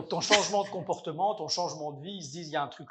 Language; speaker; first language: French; native; French